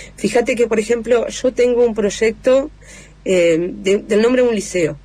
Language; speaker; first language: Spanish; native; Spanish